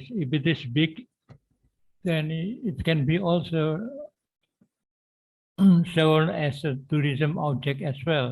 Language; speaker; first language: English; non-native, learner; Indonesian